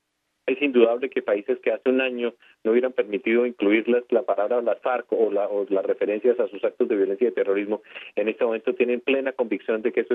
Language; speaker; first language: Spanish; native; Spanish